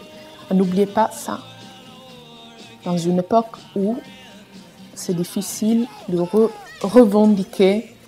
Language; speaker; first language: French; non-native, fluent; Italian